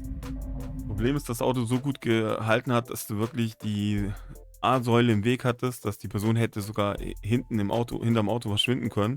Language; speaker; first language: German; native; German